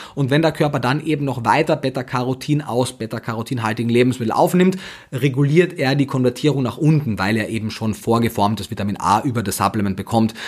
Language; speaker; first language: German; native; German